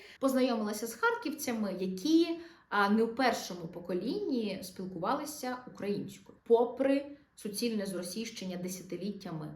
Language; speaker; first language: Ukrainian; non-native, local second language; Russian